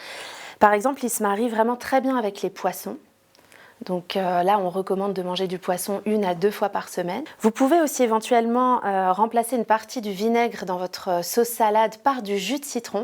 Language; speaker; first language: French; native; French